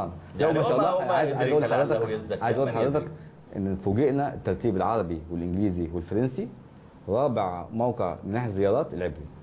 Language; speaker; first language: Arabic; native; Arabic